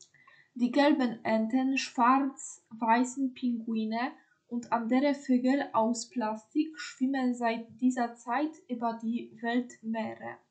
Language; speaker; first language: German; non-native, fluent; Polish